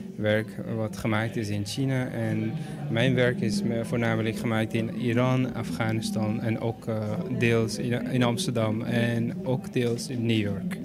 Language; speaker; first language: Dutch; non-native, fluent; Persian